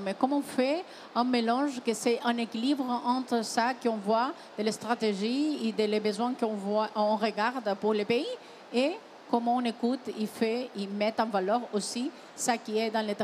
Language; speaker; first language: French; non-native, fluent; Spanish